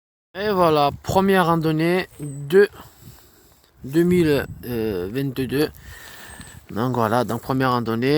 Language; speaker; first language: French; native; French